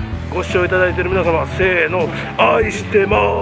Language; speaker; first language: Japanese; native; Japanese